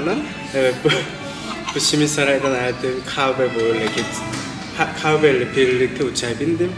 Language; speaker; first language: Turkish; non-native, learner; Korean